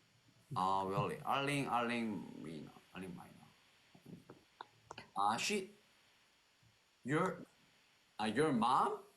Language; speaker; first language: English; non-native, learner; Korean